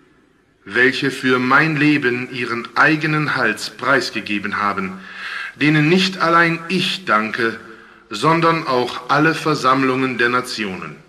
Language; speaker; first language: German; native; German